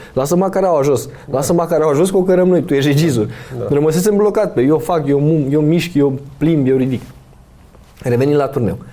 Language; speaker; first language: Romanian; native; Romanian